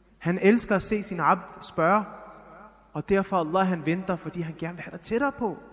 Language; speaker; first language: Danish; early bilingual, other home language; Arabic